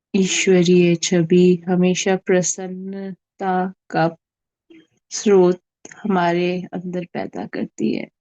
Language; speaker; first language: Hindi; native; Hindi